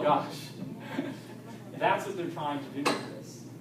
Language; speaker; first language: English; native; English